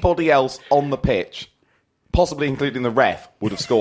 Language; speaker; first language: English; native; English